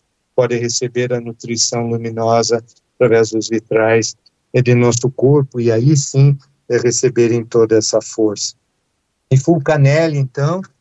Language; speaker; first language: Portuguese; native; Portuguese